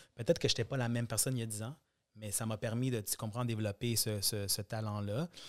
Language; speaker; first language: French; early bilingual, other home language; Spanish